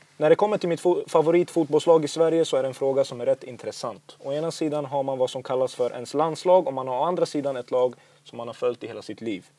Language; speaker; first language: Swedish; early bilingual, other home language; Assyrian Neo-Aramaic